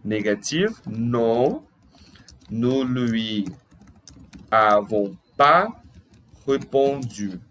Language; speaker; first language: French; non-native, fluent; Portuguese